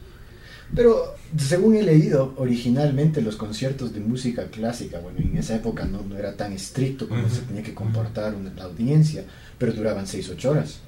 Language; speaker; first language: Spanish; native; Spanish